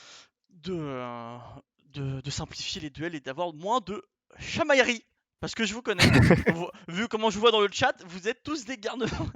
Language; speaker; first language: French; native; French